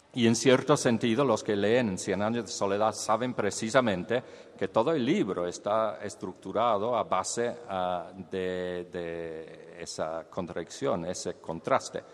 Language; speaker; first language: Spanish; non-native, fluent; English